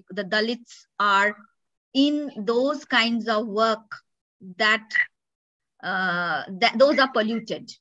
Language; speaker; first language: English; non-native, local second language; Bangla